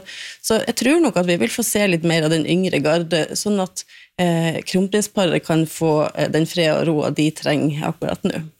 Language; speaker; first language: Norwegian; native; Norwegian